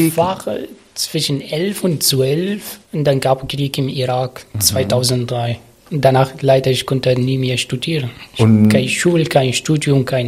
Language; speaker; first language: German; non-native, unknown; Arabic